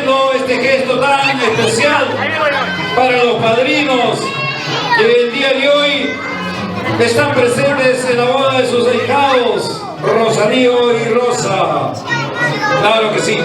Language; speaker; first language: Spanish; native; Spanish